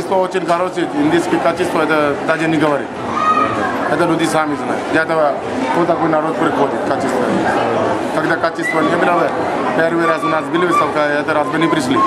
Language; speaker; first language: Russian; non-native, learner; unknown